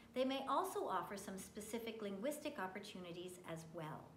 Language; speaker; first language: English; native; English